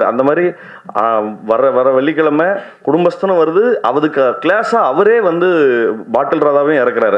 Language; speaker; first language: Tamil; native; Tamil